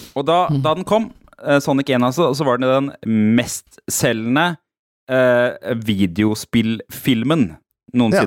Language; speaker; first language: Norwegian; native; Norwegian